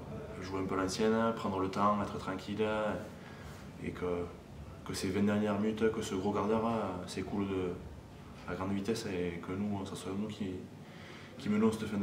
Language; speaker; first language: French; native; French